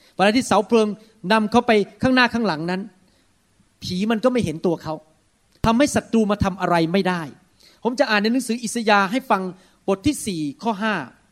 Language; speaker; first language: Thai; early bilingual, heritage; Thai